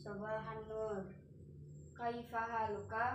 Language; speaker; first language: Arabic; non-native, learner; Indonesian